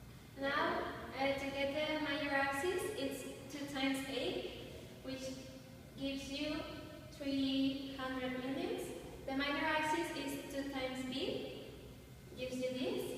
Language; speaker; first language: English; non-native, fluent; Spanish